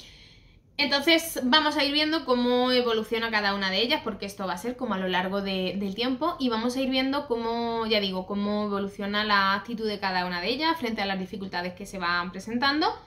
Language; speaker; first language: Spanish; native; Spanish